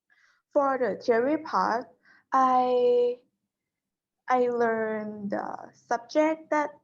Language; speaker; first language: English; non-native, learner; Thai